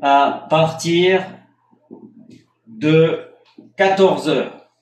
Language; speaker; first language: French; non-native, fluent; Spanish